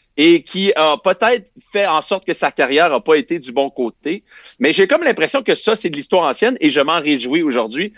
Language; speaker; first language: French; native; French